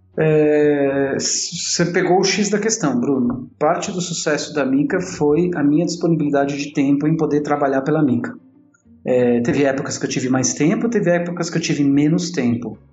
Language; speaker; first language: Portuguese; non-native, local second language; Italian